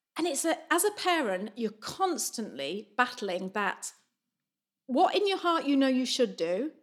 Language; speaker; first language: English; native; English